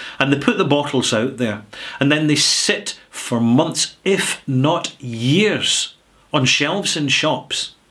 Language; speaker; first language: English; native; English